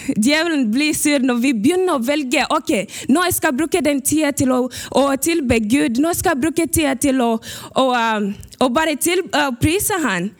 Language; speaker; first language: Norwegian; early bilingual, other home language; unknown